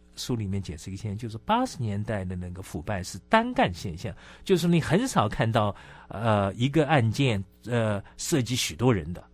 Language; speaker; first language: Chinese; native; Chinese